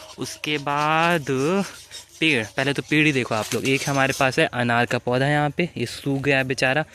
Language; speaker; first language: Hindi; native; Hindi